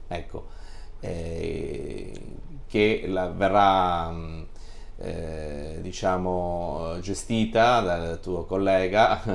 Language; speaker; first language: Italian; native; Italian